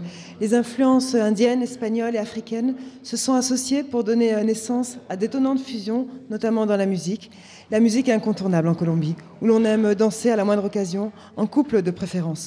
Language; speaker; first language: French; native; French